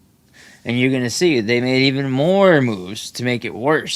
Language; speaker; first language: English; native; English